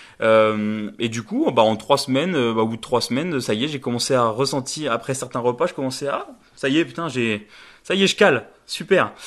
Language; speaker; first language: French; native; French